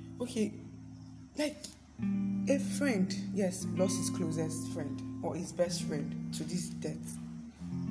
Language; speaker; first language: English; non-native, local second language; Yoruba